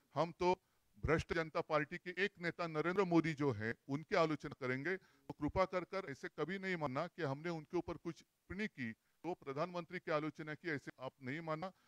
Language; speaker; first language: Hindi; non-native, local second language; Marathi